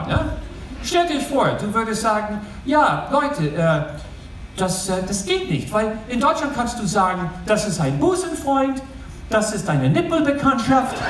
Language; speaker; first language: German; non-native, fluent; English